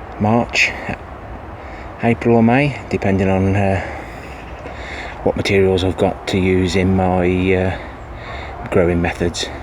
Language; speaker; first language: English; native; English